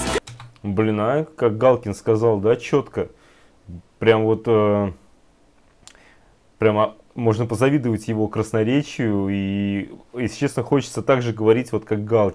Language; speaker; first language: Russian; native; Russian